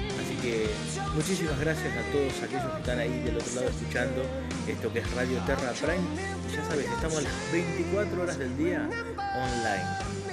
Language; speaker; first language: Spanish; native; Spanish